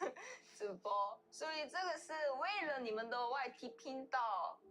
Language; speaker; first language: Chinese; non-native, learner; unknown